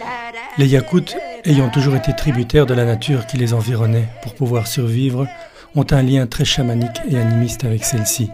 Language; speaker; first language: French; native; French